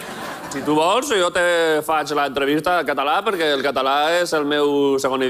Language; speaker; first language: Catalan; non-native, local second language; Spanish